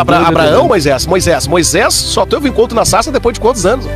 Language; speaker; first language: Portuguese; native; Portuguese